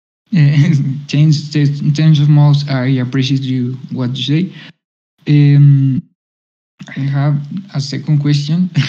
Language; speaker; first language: English; non-native, learner; Spanish